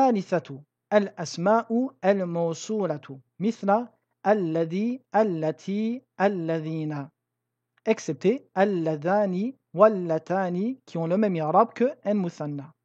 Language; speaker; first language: Arabic; non-native, fluent; French